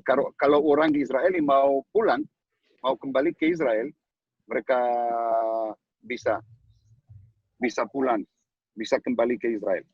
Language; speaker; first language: Indonesian; non-native, learner; Hebrew